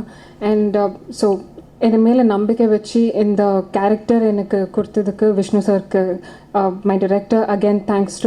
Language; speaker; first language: Tamil; non-native, fluent; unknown